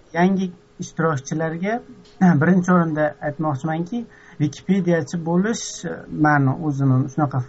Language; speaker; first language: Uzbek; native; Uzbek